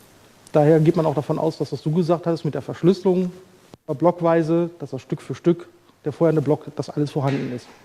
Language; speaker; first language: German; native; German